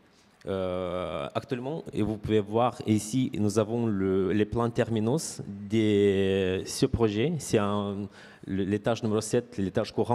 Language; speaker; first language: French; non-native, fluent; Romanian